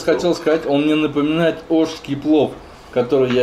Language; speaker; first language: Russian; native; Russian